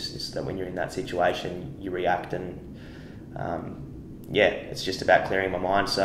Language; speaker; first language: English; native; English